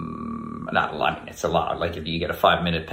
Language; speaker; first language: English; native; English